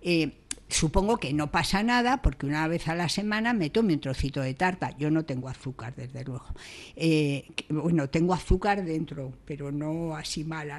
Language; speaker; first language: Spanish; native; Spanish